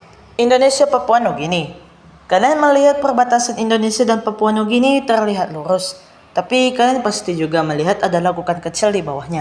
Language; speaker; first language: Indonesian; native; Indonesian